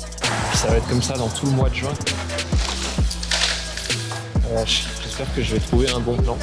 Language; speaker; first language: French; native; French